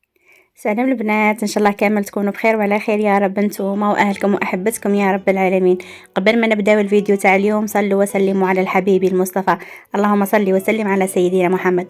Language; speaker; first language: Arabic; native; Arabic